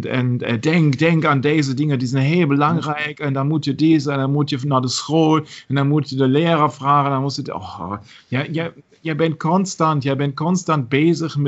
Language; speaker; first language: Dutch; non-native, learner; German